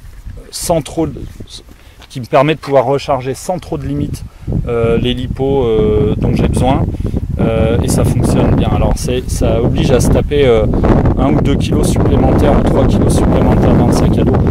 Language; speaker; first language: French; native; French